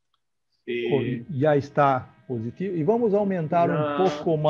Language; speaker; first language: Spanish; non-native, learner; Portuguese